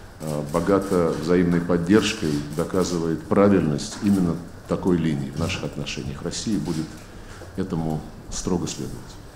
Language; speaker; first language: Russian; native; Russian